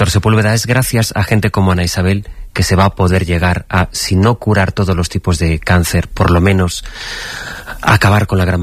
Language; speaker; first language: Spanish; native; Spanish